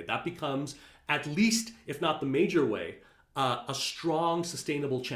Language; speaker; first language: English; native; English